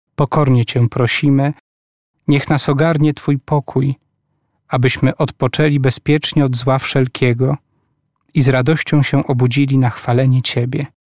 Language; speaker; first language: Polish; native; Polish